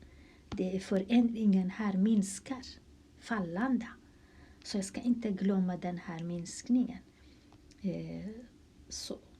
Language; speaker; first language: Swedish; non-native, fluent; Kurdish